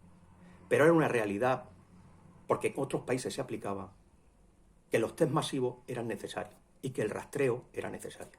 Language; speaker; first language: Spanish; native; Spanish